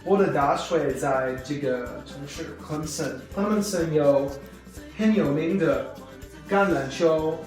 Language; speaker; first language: Chinese; non-native, learner; English